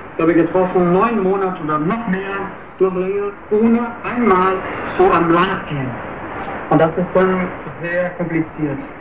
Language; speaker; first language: German; non-native, fluent; Portuguese